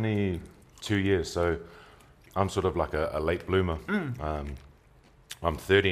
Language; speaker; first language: English; native; English